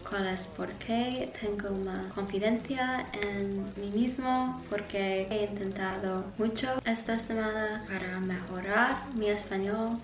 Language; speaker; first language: Spanish; non-native, learner; English